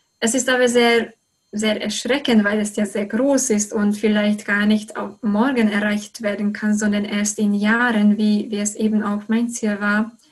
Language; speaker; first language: German; non-native, fluent; Hungarian